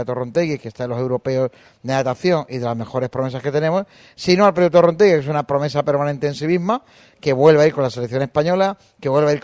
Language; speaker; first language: Spanish; native; Spanish